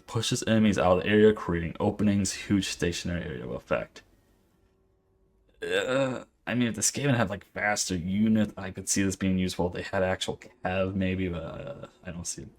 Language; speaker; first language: English; native; English